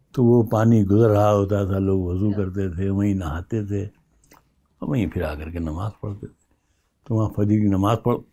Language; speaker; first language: Hindi; native; Hindi